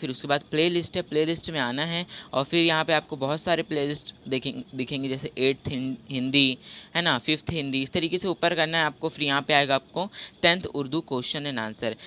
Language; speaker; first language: Urdu; native; Urdu